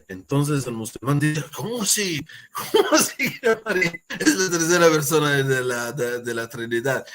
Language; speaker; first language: Spanish; non-native, fluent; Arabic